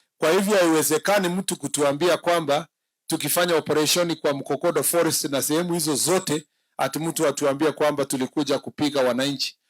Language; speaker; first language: Swahili; non-native, local second language; Kalenjin